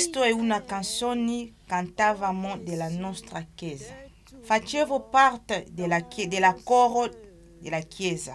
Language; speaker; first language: Italian; non-native, learner; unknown